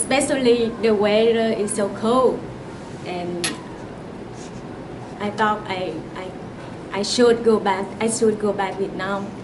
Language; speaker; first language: English; non-native, learner; Vietnamese